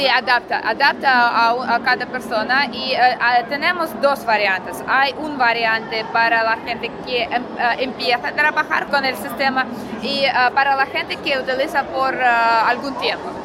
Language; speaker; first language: Spanish; non-native, learner; Russian